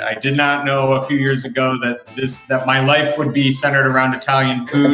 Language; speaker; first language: English; native; English